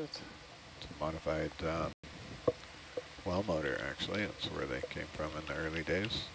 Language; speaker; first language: English; native; English